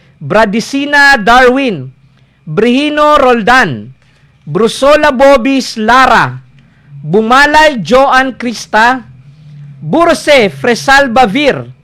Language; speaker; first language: Filipino; non-native, local second language; Bikol